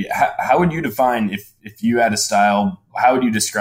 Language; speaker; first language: English; native; English